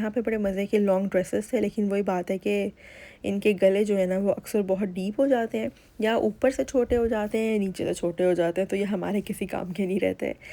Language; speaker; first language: Urdu; native; Urdu